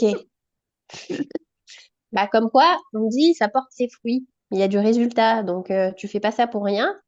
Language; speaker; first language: French; native; French